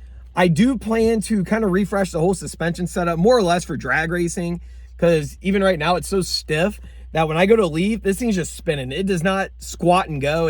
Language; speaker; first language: English; native; English